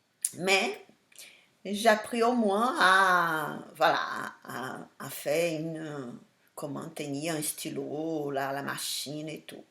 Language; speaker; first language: French; non-native, fluent; Portuguese